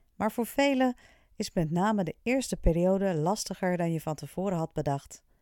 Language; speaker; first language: Dutch; native; Dutch